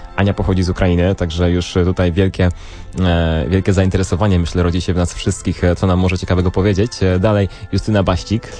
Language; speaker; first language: Polish; native; Polish